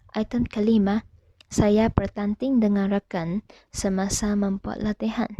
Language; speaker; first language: Malay; non-native, local second language; Chinese